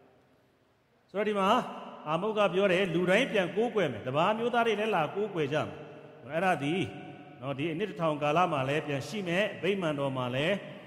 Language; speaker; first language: Burmese; non-native, local second language; Kachin